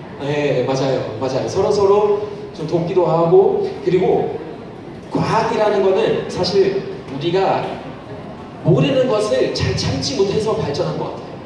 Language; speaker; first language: Korean; non-native, fluent; German